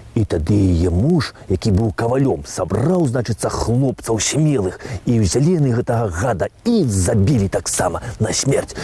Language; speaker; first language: Belarusian; native; Belarusian